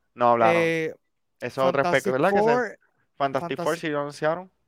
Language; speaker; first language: Spanish; native; Spanish